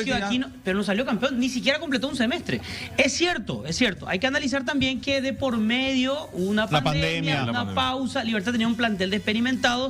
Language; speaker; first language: Spanish; native; Spanish